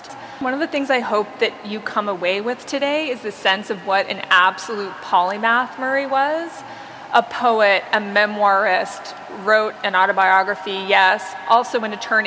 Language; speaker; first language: English; native; English